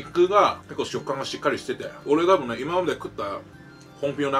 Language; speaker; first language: Japanese; native; Japanese